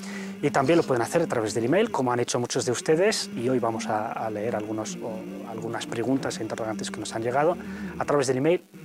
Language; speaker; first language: Spanish; native; Spanish